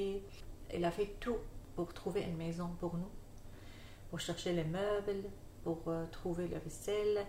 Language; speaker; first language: French; non-native, learner; Arabic